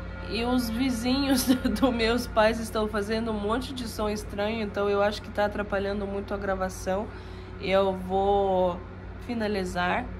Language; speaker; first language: Portuguese; non-native, fluent; Russian